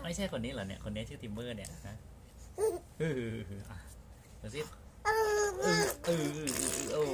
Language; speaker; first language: Thai; native; Thai